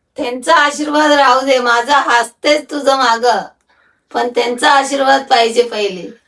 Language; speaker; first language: Marathi; non-native, local second language; Telugu